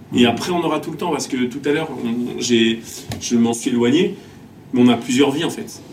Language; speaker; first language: French; native; French